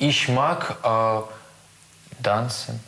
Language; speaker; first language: German; non-native, learner; Russian